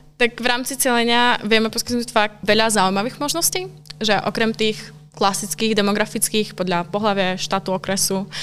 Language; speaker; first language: Slovak; non-native, local second language; Hungarian